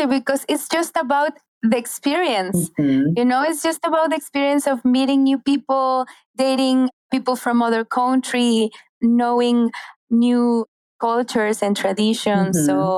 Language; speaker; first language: English; non-native, fluent; Spanish